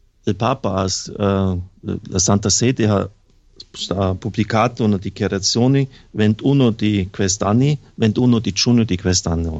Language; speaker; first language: Italian; non-native, fluent; German